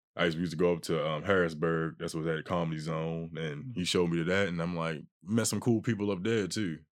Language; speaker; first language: English; native; English